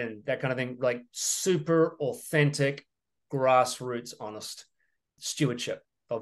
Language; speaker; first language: English; native; English